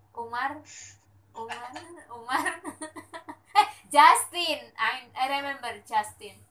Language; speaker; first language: English; non-native, learner; Indonesian